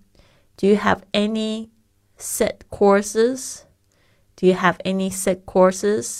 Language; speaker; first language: English; non-native, fluent; Chinese